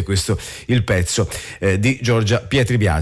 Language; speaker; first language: Italian; native; Italian